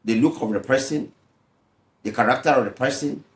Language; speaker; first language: English; non-native, local second language; Yoruba